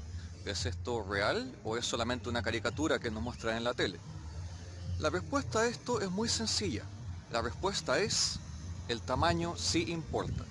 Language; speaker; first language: Spanish; native; Spanish